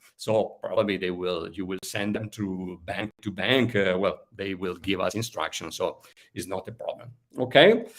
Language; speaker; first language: English; non-native, fluent; Italian